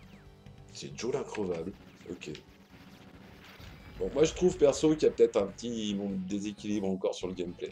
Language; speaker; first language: French; native; French